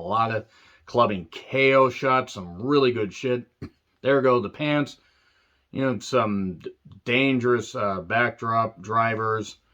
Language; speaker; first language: English; native; English